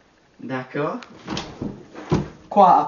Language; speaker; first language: French; non-native, learner; English